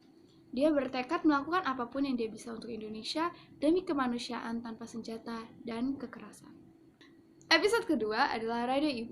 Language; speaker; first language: Indonesian; native; Indonesian